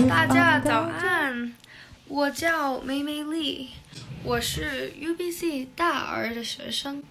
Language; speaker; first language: Chinese; non-native, learner; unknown